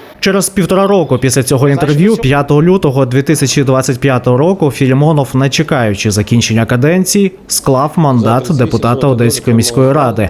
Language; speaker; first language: Ukrainian; native; Ukrainian